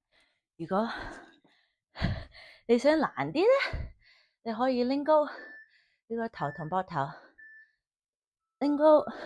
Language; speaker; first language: Cantonese; early bilingual, heritage; Cantonese